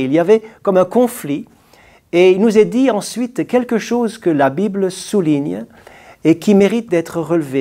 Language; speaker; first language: French; native; French